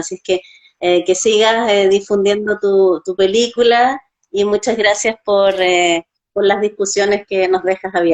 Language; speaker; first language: Spanish; native; Spanish